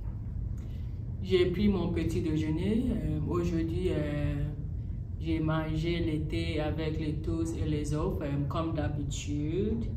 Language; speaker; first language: French; non-native, learner; English